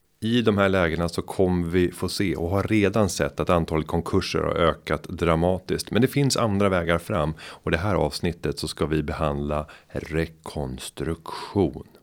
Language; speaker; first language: Swedish; native; Swedish